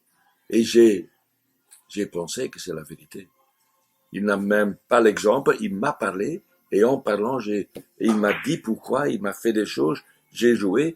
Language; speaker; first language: French; non-native, fluent; Dutch